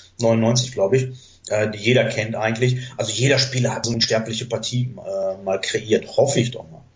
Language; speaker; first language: German; native; German